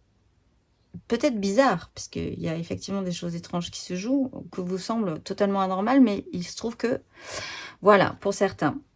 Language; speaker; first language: French; native; French